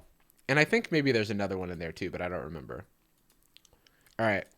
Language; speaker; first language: English; native; English